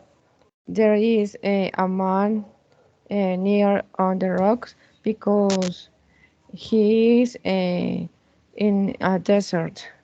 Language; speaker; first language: English; non-native, learner; Spanish